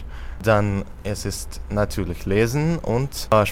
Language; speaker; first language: German; non-native, learner; Russian